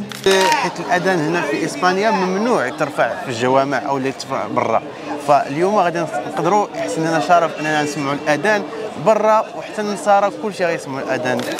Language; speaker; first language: Arabic; native; Arabic